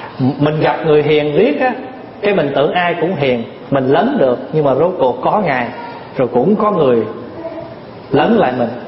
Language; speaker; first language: Vietnamese; early bilingual, heritage; Vietnamese